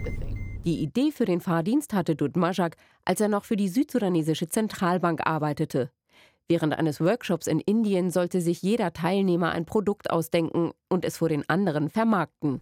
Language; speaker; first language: German; native; German